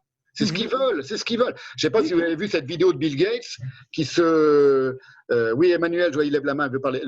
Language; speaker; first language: French; native; French